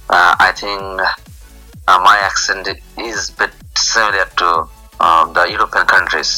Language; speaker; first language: English; non-native, local second language; Bangla